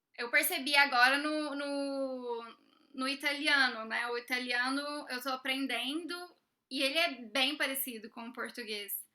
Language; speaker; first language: Portuguese; native; Portuguese